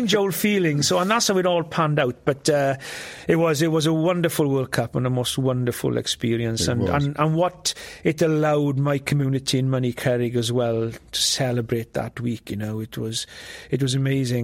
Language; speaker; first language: English; non-native, local second language; Welsh